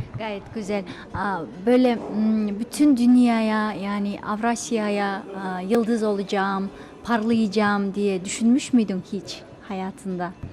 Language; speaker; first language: Turkish; native; Turkish